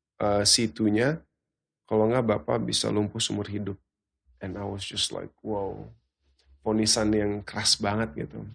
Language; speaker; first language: Indonesian; early bilingual, heritage; Indonesian